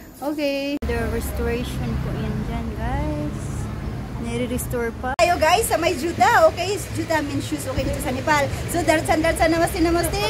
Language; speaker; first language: Filipino; native; Filipino